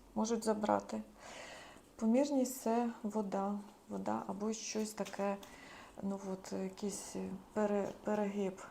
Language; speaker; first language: Ukrainian; non-native, local second language; Russian